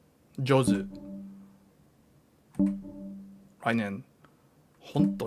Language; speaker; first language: Japanese; non-native, learner; English